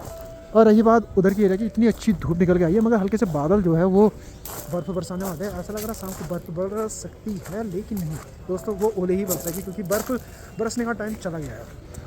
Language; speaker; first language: Hindi; native; Hindi